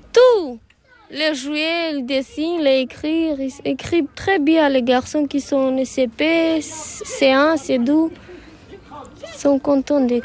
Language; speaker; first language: French; non-native, learner; Romanian